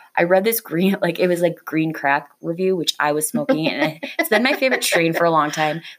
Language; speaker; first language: English; native; English